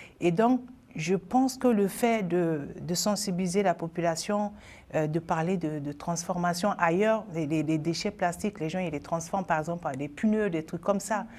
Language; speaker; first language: French; non-native, local second language; Sango